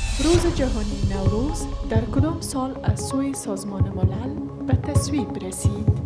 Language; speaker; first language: Persian; native; Persian